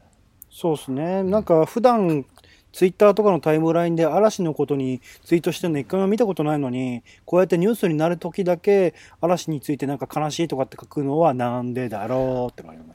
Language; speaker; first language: Japanese; native; Japanese